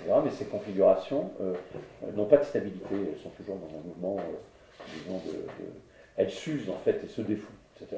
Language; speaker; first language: French; native; French